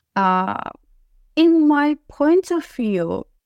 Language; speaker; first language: English; non-native, learner; Azerbaijani